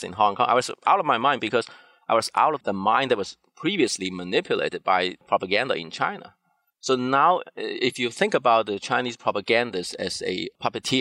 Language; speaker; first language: English; non-native, fluent; Cantonese